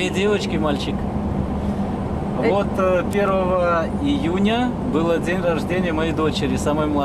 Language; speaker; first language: Russian; native; Russian